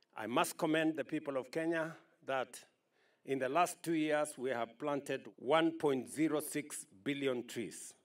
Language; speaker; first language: English; non-native, local second language; Kalenjin